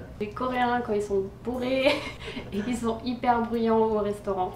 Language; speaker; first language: French; native; French